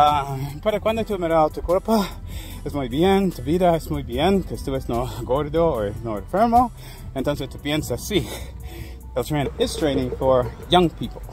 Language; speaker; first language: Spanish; non-native, learner; English